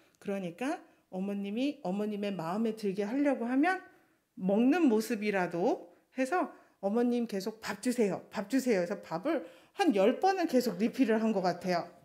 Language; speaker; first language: Korean; non-native, fluent; Chinese